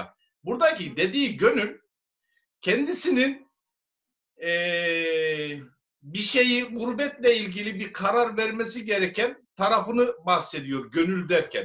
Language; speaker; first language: Turkish; native; Turkish